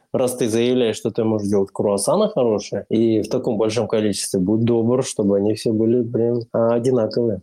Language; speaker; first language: Russian; native; Russian